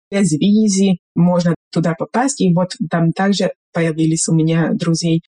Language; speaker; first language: Russian; non-native, fluent; Hungarian